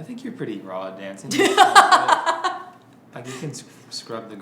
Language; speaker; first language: English; native; English